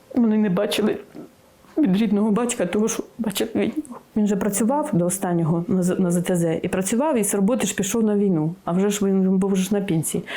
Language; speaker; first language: Ukrainian; non-native, local second language; Russian